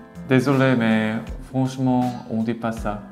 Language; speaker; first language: French; non-native, learner; Korean